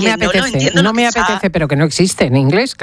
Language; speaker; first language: Spanish; native; Spanish